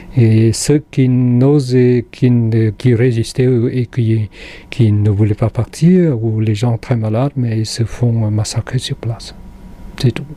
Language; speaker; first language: French; non-native, local second language; Khmer